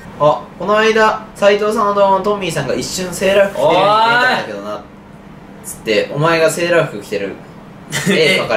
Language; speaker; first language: Japanese; native; Japanese